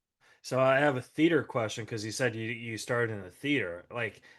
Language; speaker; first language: English; native; English